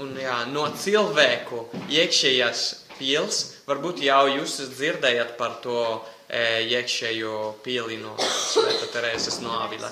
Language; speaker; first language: Latvian; non-native, fluent; Italian